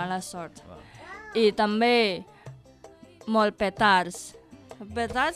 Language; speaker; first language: Catalan; non-native, learner; Indonesian